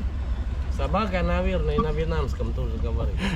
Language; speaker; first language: Russian; non-native, fluent; Khmer